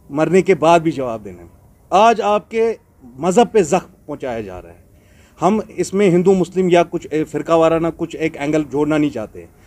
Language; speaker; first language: Hindi; non-native, local second language; Kashmiri